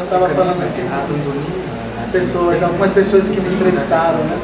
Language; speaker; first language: Portuguese; non-native, local second language; Guarani